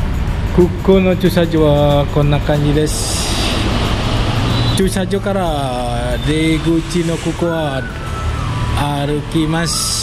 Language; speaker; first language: Japanese; non-native, learner; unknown